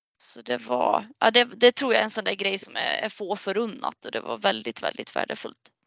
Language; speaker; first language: Swedish; native; Swedish